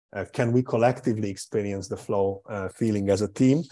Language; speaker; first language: English; non-native, fluent; Hungarian